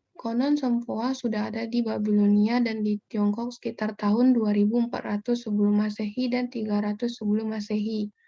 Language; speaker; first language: Indonesian; native; Indonesian